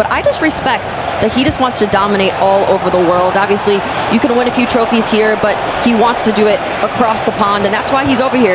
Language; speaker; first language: English; native; English